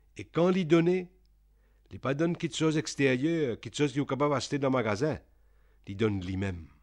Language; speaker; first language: French; non-native, local second language; Réunion Creole French